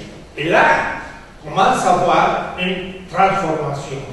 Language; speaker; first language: French; non-native, fluent; Spanish